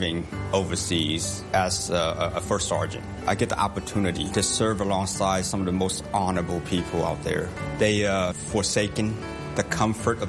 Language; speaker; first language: English; non-native, local second language; Cantonese